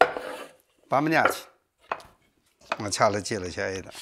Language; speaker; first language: Russian; non-native, learner; Chinese